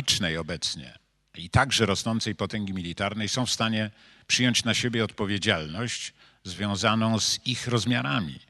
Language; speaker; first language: Polish; native; Polish